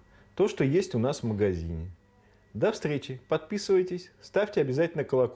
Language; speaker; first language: Russian; native; Russian